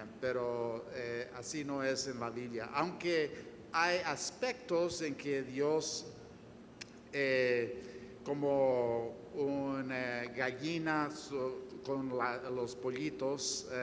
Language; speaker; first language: Spanish; non-native, fluent; English